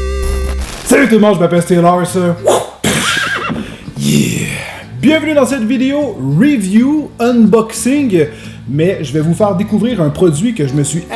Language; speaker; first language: French; native; French